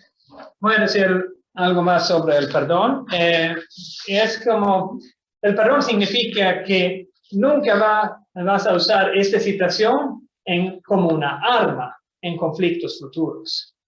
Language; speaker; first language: Spanish; non-native, fluent; Swedish